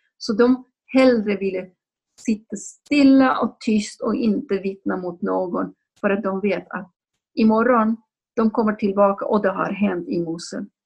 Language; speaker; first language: Swedish; non-native, fluent; Kurdish